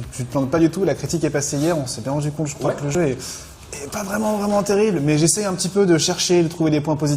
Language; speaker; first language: French; native; French